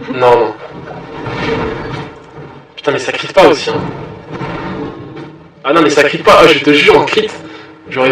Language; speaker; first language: French; native; French